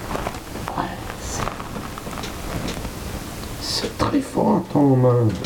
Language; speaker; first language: French; non-native, learner; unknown